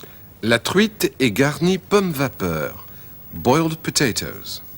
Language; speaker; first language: French; non-native, fluent; English